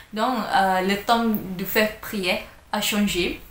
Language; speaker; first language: French; non-native, learner; Malay